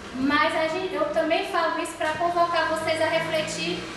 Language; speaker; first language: Portuguese; native; Portuguese